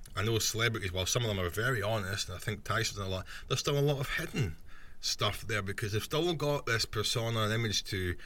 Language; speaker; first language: English; native; English